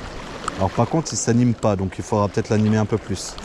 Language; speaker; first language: French; native; French